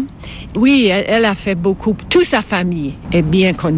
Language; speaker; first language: French; non-native, fluent; English